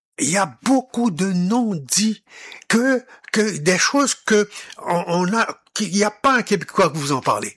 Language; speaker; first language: French; non-native, local second language; Haitian Creole